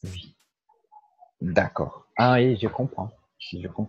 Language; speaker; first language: French; non-native, fluent; Portuguese